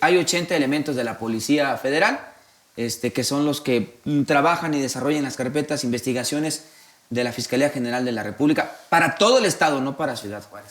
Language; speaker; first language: Spanish; native; Spanish